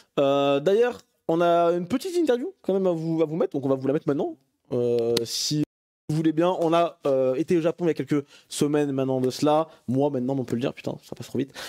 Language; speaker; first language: French; native; French